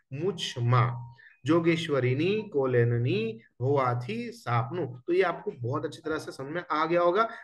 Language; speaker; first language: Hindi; non-native, local second language; Gujarati